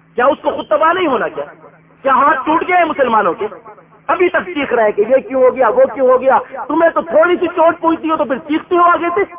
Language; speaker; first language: Urdu; non-native, local second language; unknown